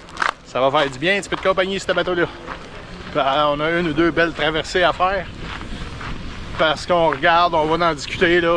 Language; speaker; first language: French; native; French